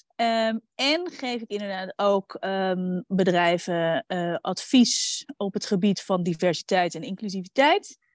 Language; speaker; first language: Dutch; native; Dutch